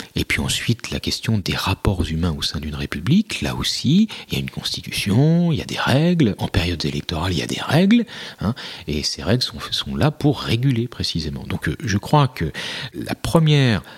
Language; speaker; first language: French; native; French